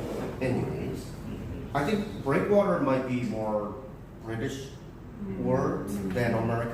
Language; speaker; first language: English; early bilingual, other home language; Korean